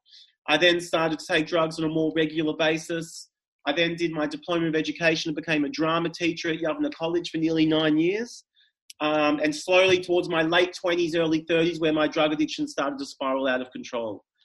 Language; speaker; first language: English; native; English